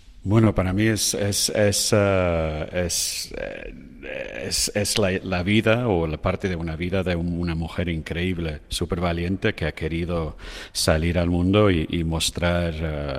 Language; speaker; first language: Spanish; non-native, fluent; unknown